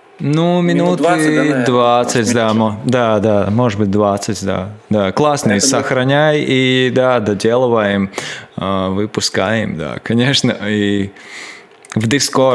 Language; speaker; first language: Russian; non-native, local second language; Latvian